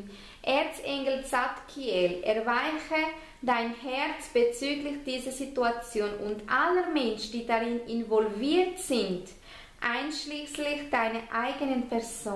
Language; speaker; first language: German; non-native, fluent; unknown